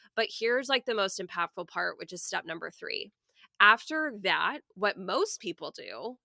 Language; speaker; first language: English; native; English